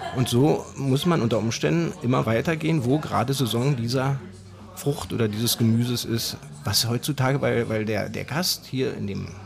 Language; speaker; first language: German; native; German